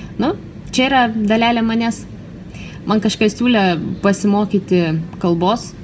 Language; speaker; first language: Lithuanian; non-native, local second language; Russian